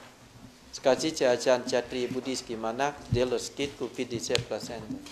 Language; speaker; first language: Russian; non-native, learner; Thai